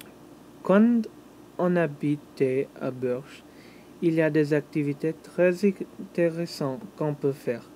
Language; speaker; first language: French; non-native, learner; English